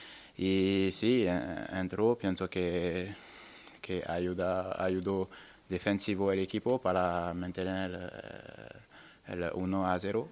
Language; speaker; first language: Spanish; non-native, learner; French